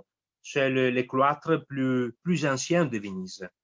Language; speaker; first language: French; non-native, fluent; Italian